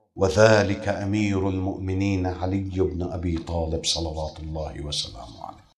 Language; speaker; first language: Arabic; native; Arabic